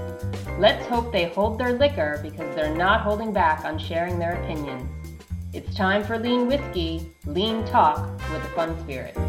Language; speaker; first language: English; native; English